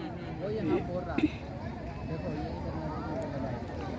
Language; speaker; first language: Hindi; non-native, local second language; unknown